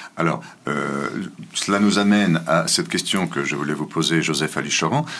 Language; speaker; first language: French; native; French